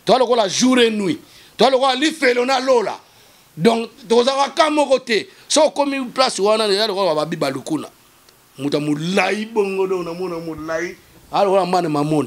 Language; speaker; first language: French; non-native, local second language; Lingala